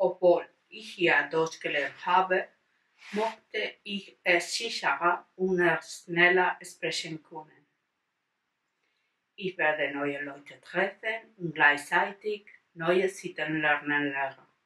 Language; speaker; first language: German; non-native, learner; Spanish